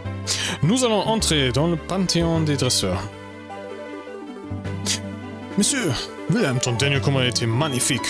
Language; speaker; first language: French; non-native, learner; German